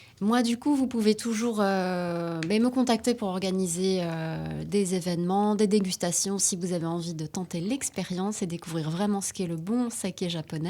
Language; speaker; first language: French; native; French